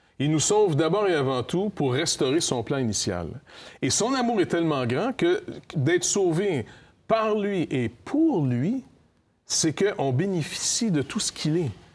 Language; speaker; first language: French; native; French